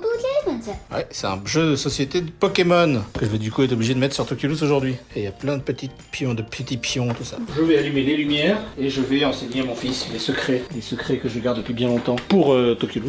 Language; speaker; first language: French; native; French